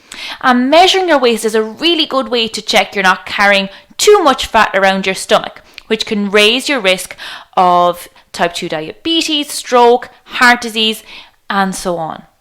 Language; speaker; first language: English; native; English